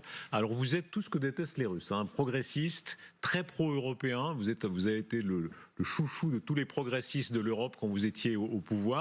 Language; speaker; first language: French; native; French